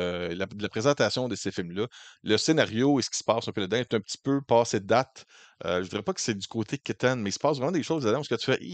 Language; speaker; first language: French; native; French